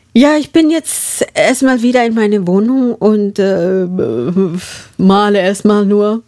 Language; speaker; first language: German; non-native, fluent; Masai